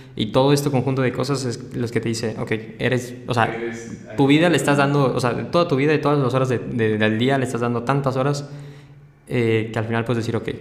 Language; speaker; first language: Spanish; native; Spanish